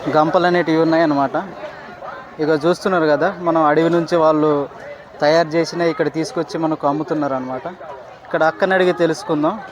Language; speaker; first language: Telugu; non-native, local second language; Koya